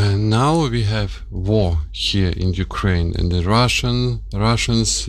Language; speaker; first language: English; non-native, fluent; Ukrainian